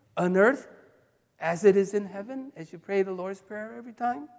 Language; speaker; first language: English; early bilingual, other home language; Korean